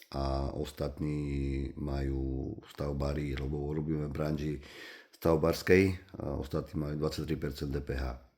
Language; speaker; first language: Slovak; native; Slovak